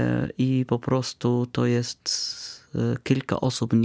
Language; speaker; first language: Polish; non-native, fluent; Arabic